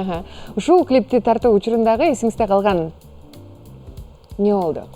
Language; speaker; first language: Kyrgyz; native; Kyrgyz